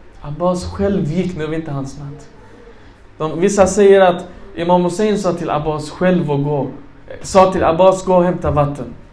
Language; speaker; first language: Swedish; non-native, fluent; Arabic